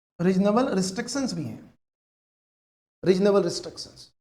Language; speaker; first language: Hindi; native; Hindi